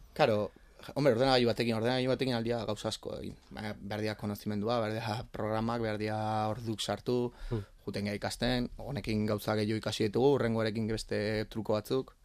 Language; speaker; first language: Basque; native; Basque